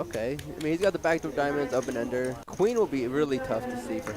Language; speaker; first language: English; native; English